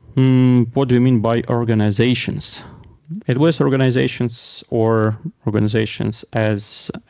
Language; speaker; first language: English; non-native, fluent; Latvian